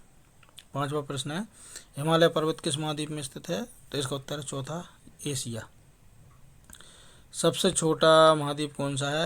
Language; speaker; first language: Hindi; native; Hindi